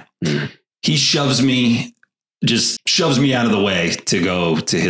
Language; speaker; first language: English; native; English